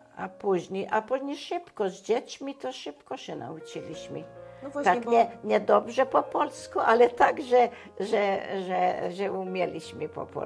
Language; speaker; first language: Polish; non-native, local second language; German